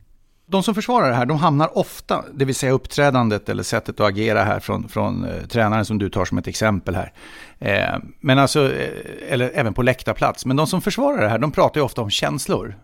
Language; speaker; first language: Swedish; native; Swedish